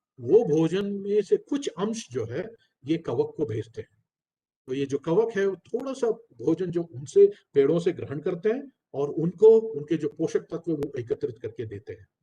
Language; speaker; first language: Hindi; non-native, local second language; Telugu